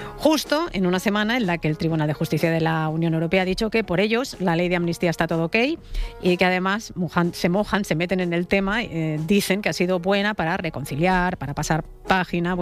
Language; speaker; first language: Spanish; native; Spanish